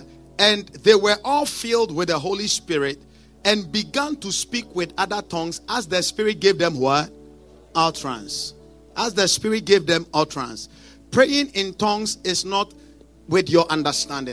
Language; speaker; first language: English; non-native, local second language; Akan